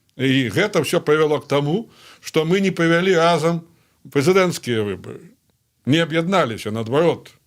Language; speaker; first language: Belarusian; native; Belarusian